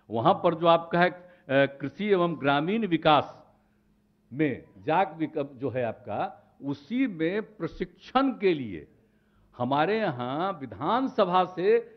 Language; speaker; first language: Hindi; native; Hindi